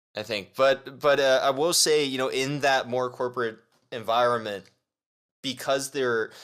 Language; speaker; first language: English; early bilingual, other home language; Chinese